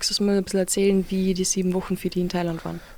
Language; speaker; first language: German; native; German